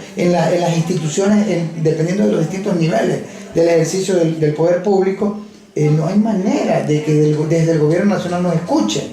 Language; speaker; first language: Spanish; native; Spanish